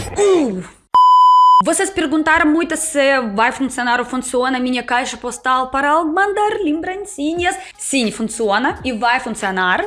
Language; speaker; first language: Portuguese; non-native, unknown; Russian